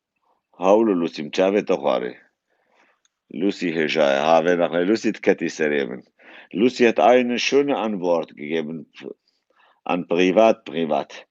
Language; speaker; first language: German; non-native, fluent; Kurdish